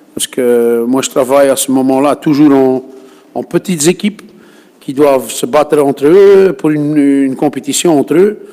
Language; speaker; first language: French; non-native, fluent; Dutch